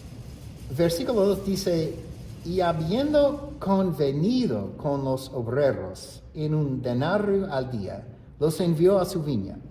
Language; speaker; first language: Spanish; non-native, fluent; English